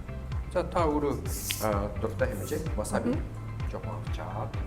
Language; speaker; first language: Mongolian; non-native, learner; Japanese